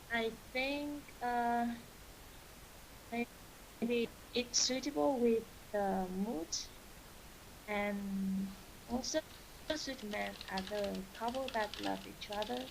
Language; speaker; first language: English; non-native, learner; Vietnamese